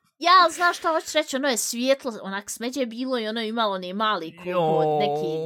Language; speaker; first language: Bosnian; early bilingual, heritage; Bosnian